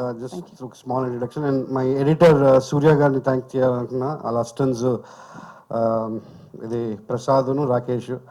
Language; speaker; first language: Telugu; native; Telugu